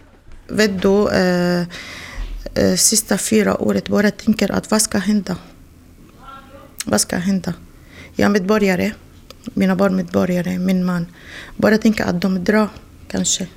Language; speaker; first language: Swedish; non-native, learner; Arabic